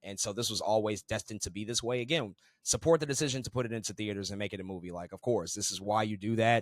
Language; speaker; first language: English; native; English